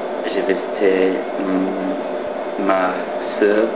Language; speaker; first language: French; non-native, learner; English